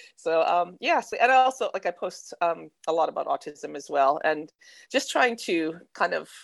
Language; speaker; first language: English; native; English